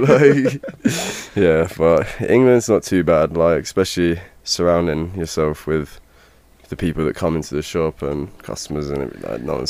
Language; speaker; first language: English; native; English